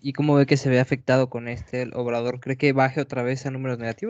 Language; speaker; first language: Spanish; native; Spanish